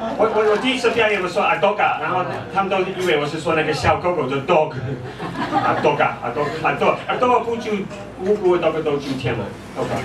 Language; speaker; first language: Chinese; non-native, fluent; English